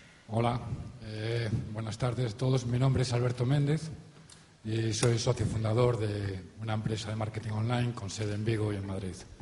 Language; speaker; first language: Spanish; native; Spanish